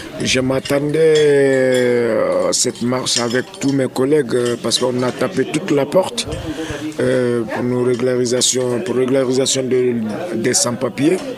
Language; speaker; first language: French; non-native, local second language; Fula